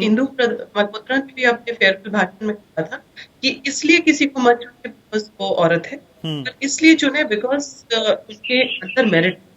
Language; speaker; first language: Hindi; native; Hindi